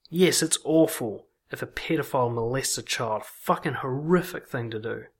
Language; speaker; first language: English; native; English